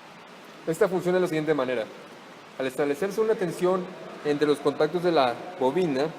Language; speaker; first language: Spanish; native; Spanish